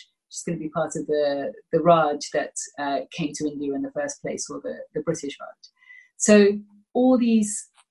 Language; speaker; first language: English; native; English